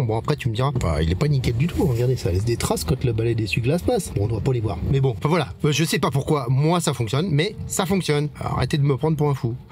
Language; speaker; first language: French; native; French